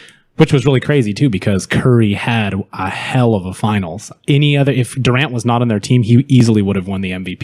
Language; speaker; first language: English; native; English